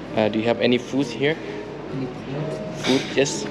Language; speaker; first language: English; non-native, learner; Thai